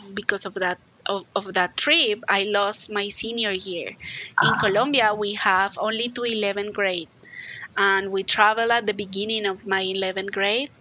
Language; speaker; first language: English; non-native, fluent; Spanish